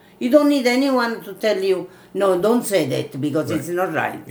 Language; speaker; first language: English; non-native, fluent; Italian